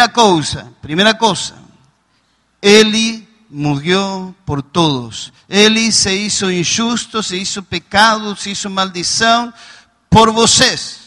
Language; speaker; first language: Portuguese; non-native, learner; Spanish